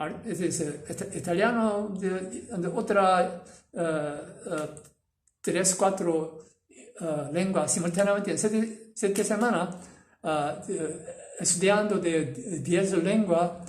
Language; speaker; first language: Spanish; non-native, learner; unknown